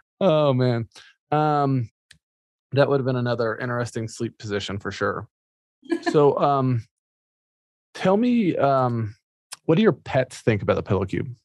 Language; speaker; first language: English; native; English